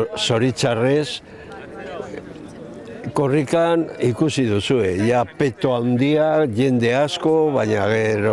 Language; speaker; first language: Basque; non-native, local second language; Spanish